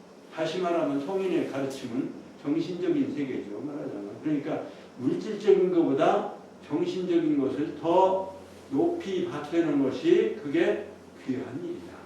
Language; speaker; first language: Korean; native; Korean